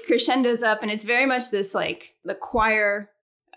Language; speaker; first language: English; native; English